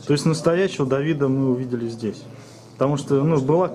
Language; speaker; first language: Russian; native; Russian